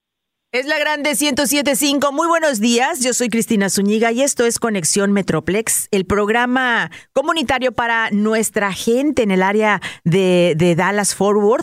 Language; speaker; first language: Spanish; native; Spanish